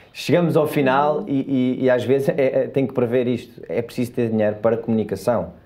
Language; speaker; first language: Portuguese; native; Portuguese